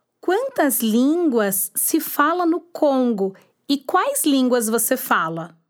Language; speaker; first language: Portuguese; native; Portuguese